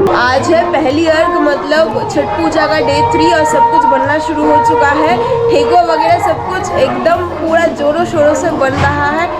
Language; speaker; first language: Hindi; non-native, local second language; Bangla